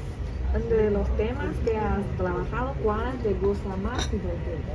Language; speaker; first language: Spanish; non-native, learner; Chinese